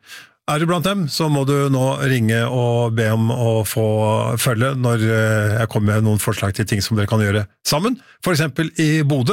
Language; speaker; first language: Norwegian; native; Norwegian